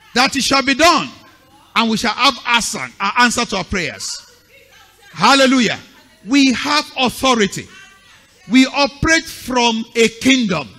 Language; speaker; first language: English; non-native, local second language; Yoruba